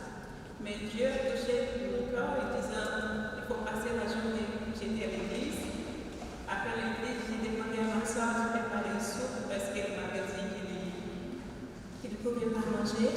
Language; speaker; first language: French; non-native, fluent; Portuguese